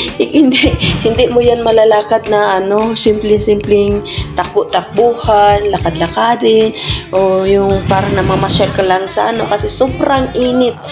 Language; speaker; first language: Filipino; non-native, local second language; Cebuano